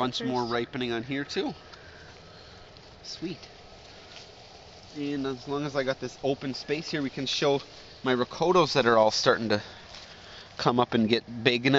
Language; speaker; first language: English; native; English